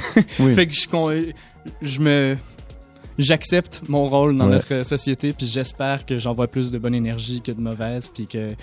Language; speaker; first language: French; native; French